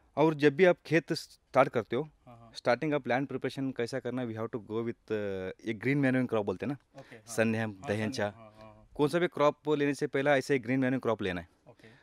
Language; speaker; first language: Hindi; non-native, local second language; Kannada